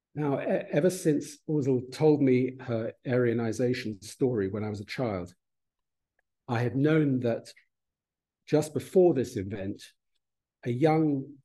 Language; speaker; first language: English; native; English